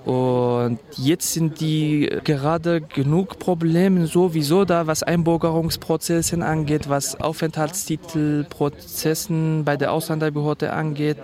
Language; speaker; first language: German; non-native, fluent; Kurdish